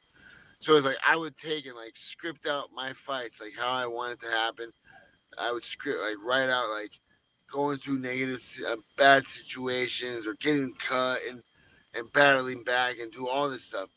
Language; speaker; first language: English; native; English